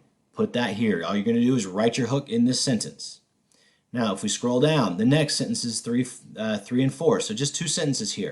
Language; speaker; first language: English; native; English